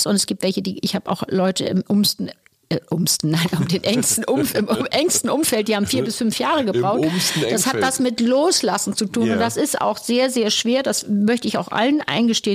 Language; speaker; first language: German; native; German